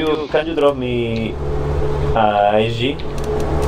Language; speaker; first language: English; non-native, learner; Spanish